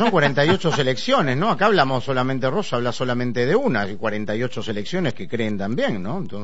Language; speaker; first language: Spanish; native; Spanish